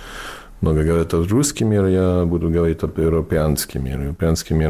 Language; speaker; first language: Russian; non-native, fluent; English